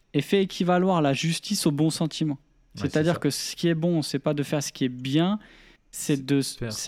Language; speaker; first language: French; native; French